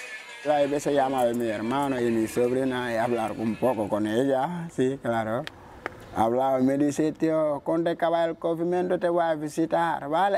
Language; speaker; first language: Spanish; non-native, local second language; Wolof